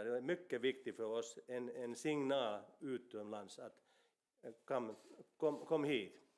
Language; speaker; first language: Swedish; non-native, local second language; Finnish